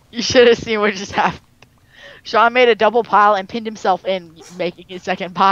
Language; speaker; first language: English; native; English